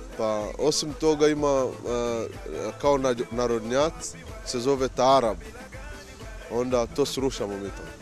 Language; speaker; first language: Bosnian; non-native, learner; Swahili